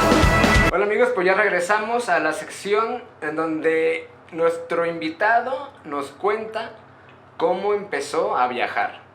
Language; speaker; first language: Spanish; native; Spanish